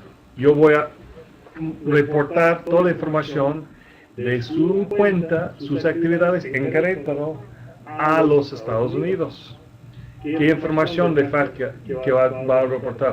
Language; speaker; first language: Spanish; non-native, fluent; English